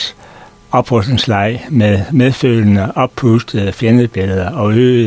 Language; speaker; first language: Danish; native; Danish